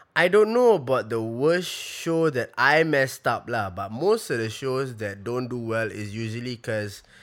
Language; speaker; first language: English; native; English